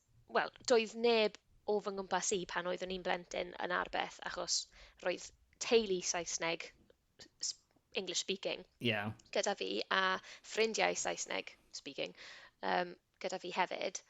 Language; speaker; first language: Welsh; non-native, local second language; English